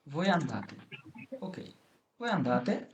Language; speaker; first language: Italian; non-native, fluent; Bangla